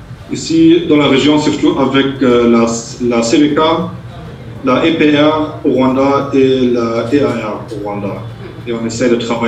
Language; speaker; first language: French; non-native, fluent; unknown